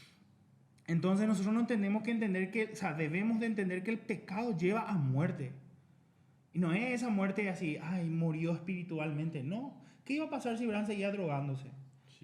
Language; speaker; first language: Spanish; native; Spanish